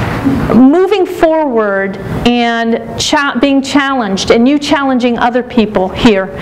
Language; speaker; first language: English; native; English